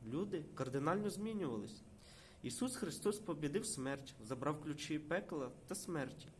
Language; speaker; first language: Ukrainian; non-native, local second language; Russian